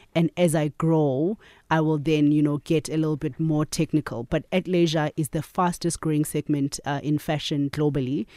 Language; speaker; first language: English; non-native, local second language; Zulu